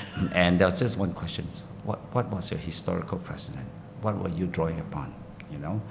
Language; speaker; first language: English; non-native, local second language; Min Nan Chinese